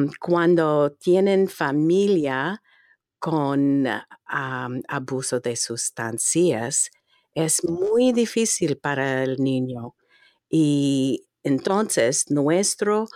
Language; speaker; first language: Spanish; non-native, fluent; English